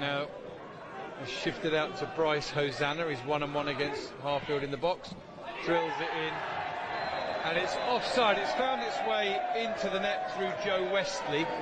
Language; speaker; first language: English; native; English